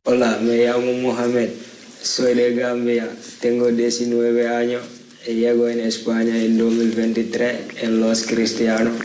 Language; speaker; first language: Spanish; non-native, learner; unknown